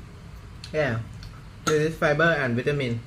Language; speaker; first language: English; non-native, learner; Thai